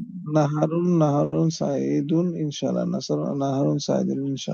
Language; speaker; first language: Arabic; non-native, learner; Bangla